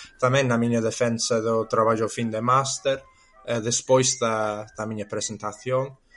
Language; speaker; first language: Galician; non-native, fluent; English